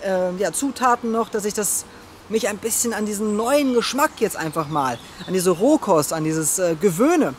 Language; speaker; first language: German; native; German